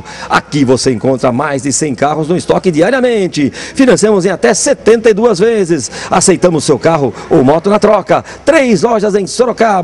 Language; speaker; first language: Portuguese; native; Portuguese